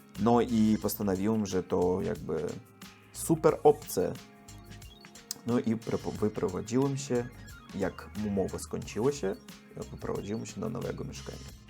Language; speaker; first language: Polish; non-native, learner; Russian